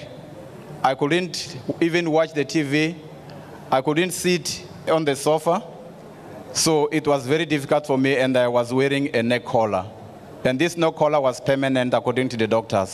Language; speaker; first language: English; non-native, local second language; Tsonga